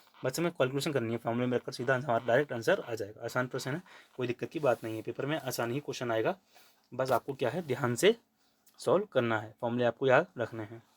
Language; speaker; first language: Hindi; native; Hindi